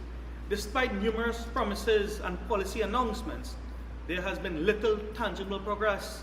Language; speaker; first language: English; native; English